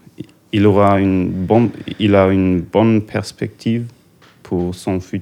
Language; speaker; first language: French; non-native, learner; German